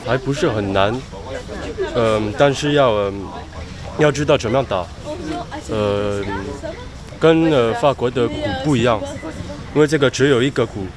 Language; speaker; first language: Chinese; early bilingual, heritage; Chinese